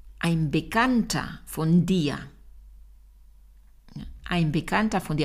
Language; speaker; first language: German; non-native, fluent; Spanish